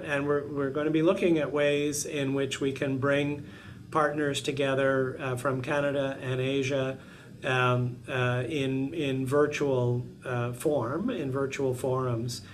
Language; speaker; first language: English; native; English